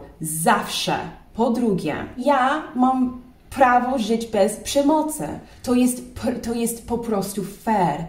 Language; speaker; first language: Polish; non-native, learner; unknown